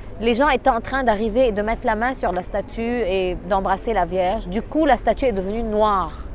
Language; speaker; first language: French; non-native, local second language; Arabic